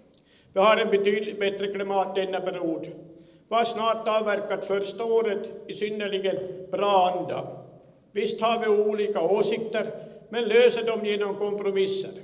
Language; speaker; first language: Swedish; native; Swedish